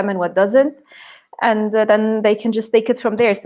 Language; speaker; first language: English; non-native, fluent; Arabic